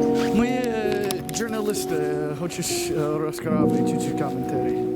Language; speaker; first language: Russian; non-native, learner; English